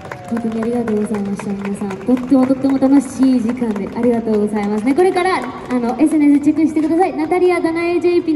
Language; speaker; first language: Japanese; non-native, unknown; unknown